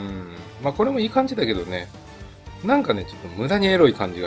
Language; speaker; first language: Japanese; native; Japanese